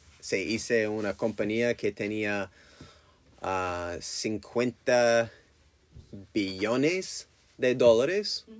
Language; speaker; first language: Spanish; non-native, learner; English